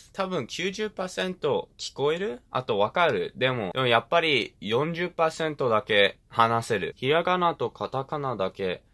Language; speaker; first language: Japanese; early bilingual, heritage; English